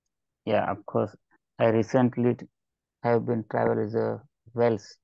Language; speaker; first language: English; non-native, learner; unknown